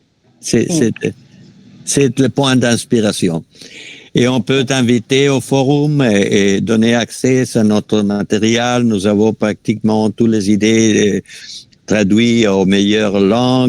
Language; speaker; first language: French; non-native, fluent; Spanish